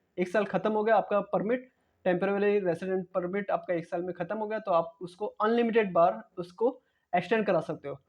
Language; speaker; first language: Hindi; non-native, local second language; Marathi